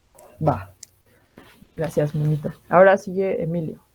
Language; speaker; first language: Spanish; native; Spanish